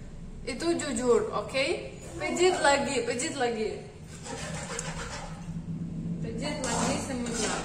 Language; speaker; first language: Indonesian; non-native, learner; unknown